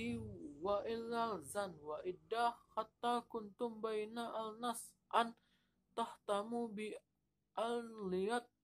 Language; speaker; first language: Arabic; non-native, learner; Indonesian